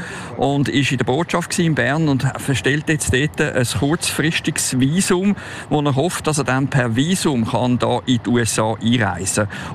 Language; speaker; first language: German; native; German